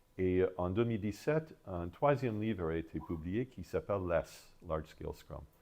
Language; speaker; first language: French; non-native, fluent; English